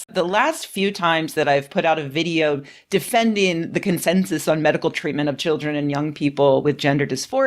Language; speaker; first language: English; native; English